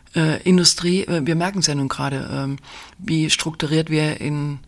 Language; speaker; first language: German; native; German